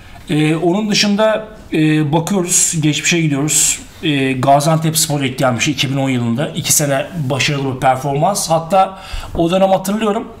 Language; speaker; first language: Turkish; native; Turkish